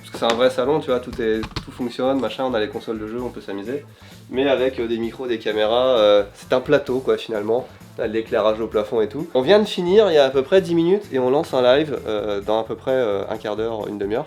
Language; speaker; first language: French; native; French